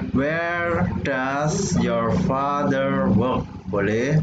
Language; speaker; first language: English; non-native, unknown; Indonesian